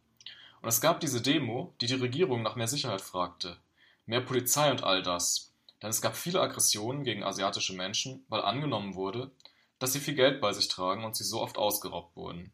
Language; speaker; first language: German; native; German